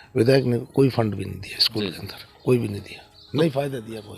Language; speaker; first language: Hindi; native; Hindi